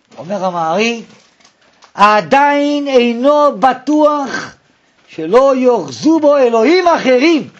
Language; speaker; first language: Hebrew; native; Hebrew